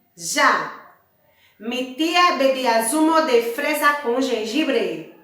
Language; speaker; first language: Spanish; non-native, learner; Portuguese